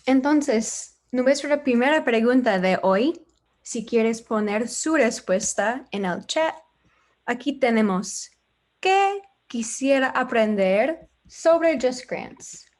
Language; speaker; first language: Spanish; non-native, fluent; English